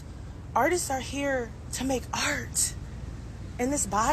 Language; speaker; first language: English; native; English